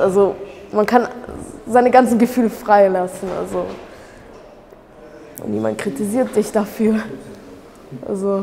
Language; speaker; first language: German; early bilingual, other home language; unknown